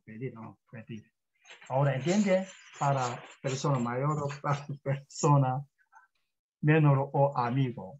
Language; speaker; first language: Spanish; non-native, learner; Korean